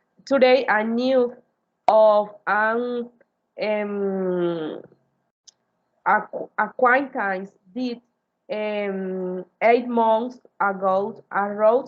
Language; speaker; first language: English; non-native, learner; Spanish